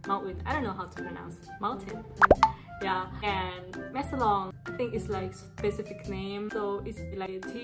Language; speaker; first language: English; non-native, fluent; Thai